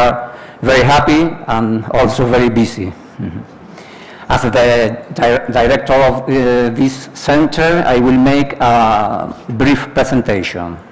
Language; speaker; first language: English; non-native, fluent; Spanish